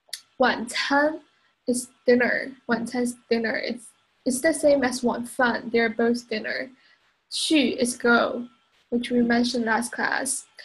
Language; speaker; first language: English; non-native, fluent; Chinese